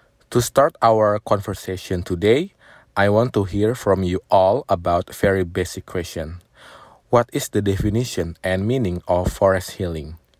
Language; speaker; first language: English; non-native, fluent; Indonesian